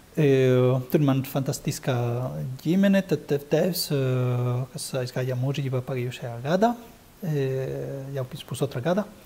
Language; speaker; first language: Latvian; non-native, fluent; Spanish